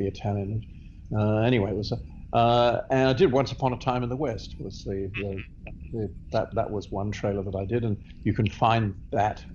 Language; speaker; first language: English; native; English